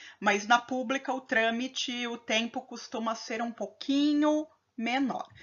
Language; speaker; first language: Portuguese; native; Portuguese